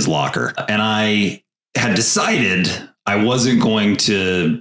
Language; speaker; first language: English; native; English